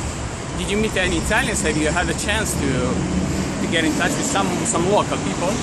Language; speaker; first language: English; non-native, fluent; Italian